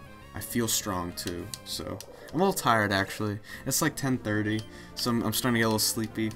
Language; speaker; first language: English; native; English